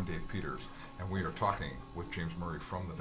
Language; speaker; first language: English; native; English